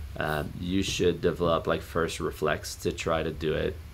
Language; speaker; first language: English; native; English